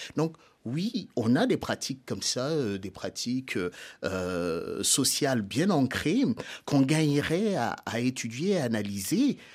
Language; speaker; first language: French; non-native, local second language; Mossi